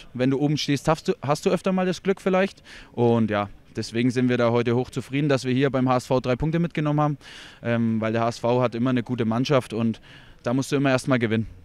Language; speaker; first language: German; native; German